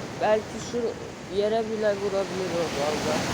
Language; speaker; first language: Turkish; non-native, fluent; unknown